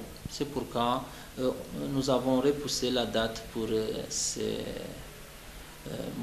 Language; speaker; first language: French; non-native, fluent; Romanian